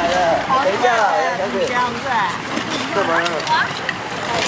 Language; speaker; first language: Chinese; native; Chinese